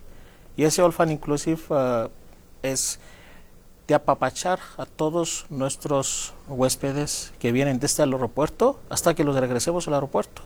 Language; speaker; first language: Spanish; non-native, fluent; Greek